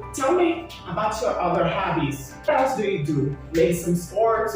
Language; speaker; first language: English; non-native, fluent; Portuguese